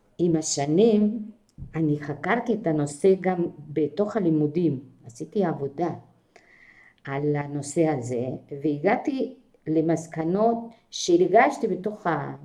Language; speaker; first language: Hebrew; non-native, fluent; Spanish